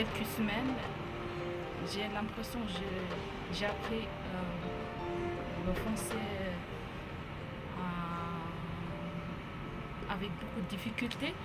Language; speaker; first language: French; non-native, learner; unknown